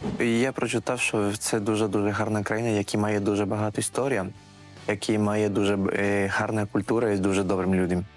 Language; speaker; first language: Ukrainian; non-native, learner; Spanish